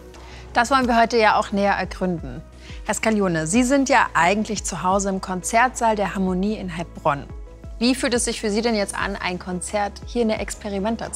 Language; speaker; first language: German; native; German